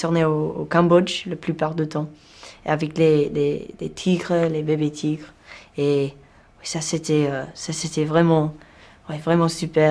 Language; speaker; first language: French; non-native, learner; English